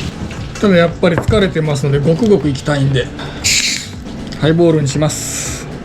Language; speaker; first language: Japanese; native; Japanese